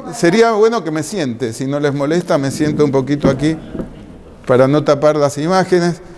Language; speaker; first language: Spanish; native; Spanish